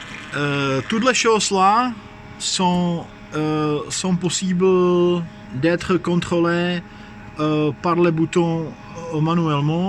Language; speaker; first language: French; non-native, fluent; Czech